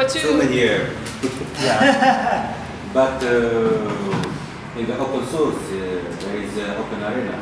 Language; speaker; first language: English; non-native, fluent; Arabic